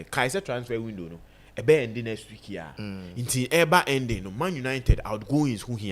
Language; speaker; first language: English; non-native, local second language; Akan